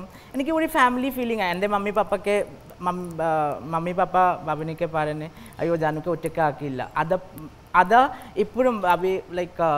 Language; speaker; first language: Malayalam; non-native, local second language; Assamese